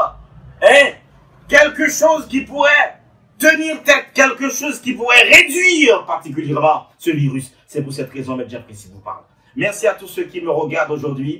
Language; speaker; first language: French; non-native, local second language; Haitian Creole